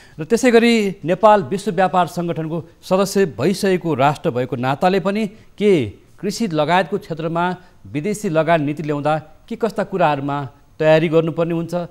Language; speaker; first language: Nepali; native; Nepali